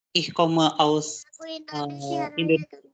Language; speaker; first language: German; non-native, learner; Indonesian